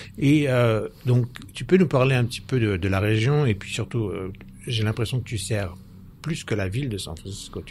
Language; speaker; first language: French; native; French